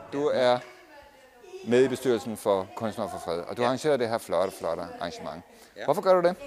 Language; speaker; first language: Danish; native; Danish